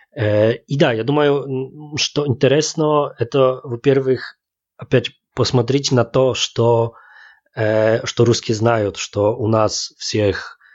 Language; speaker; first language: Russian; non-native, fluent; Polish